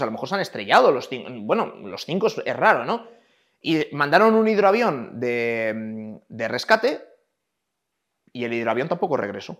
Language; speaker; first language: Spanish; native; Spanish